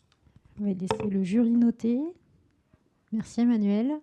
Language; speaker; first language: French; native; French